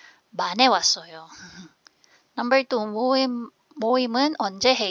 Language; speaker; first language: Korean; non-native, fluent; Filipino